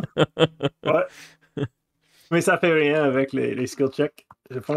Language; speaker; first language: French; non-native, fluent; English